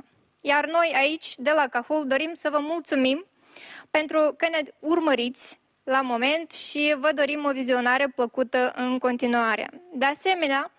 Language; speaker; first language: Romanian; native; Romanian